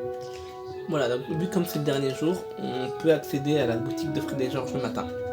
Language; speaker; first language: French; native; French